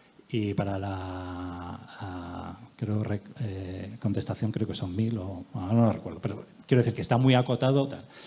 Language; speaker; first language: Spanish; native; Spanish